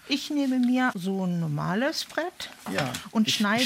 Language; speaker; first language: German; native; German